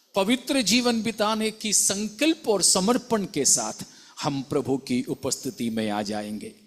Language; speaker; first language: Hindi; non-native, local second language; Malayalam